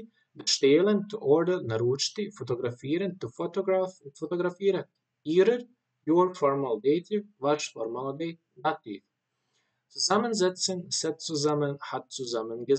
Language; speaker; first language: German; non-native, fluent; Bosnian